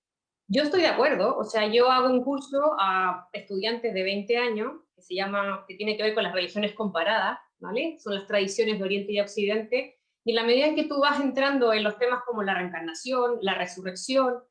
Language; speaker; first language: Spanish; native; Spanish